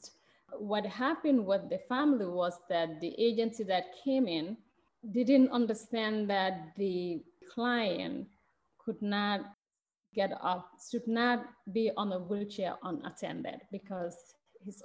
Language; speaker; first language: English; non-native, local second language; Mandingo